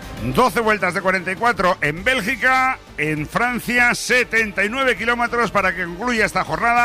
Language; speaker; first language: Spanish; native; Spanish